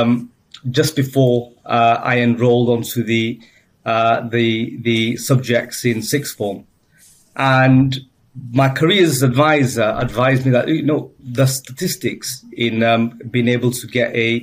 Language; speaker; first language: English; native; English